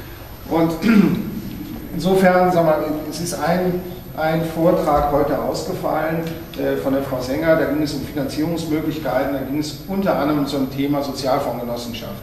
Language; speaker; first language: German; native; German